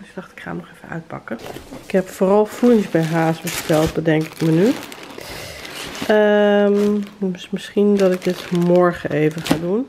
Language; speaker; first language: Dutch; native; Dutch